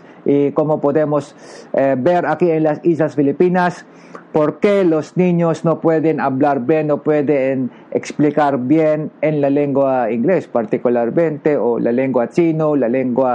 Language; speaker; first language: Spanish; non-native, learner; Filipino